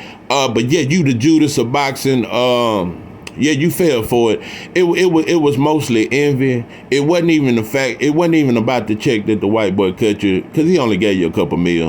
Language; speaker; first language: English; native; English